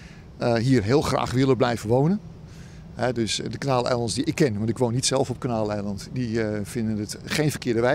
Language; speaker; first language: Dutch; native; Dutch